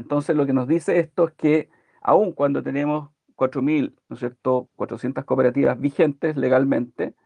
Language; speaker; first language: Spanish; native; Spanish